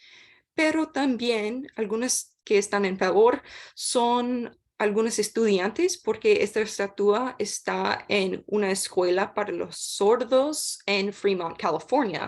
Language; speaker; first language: Spanish; non-native, learner; English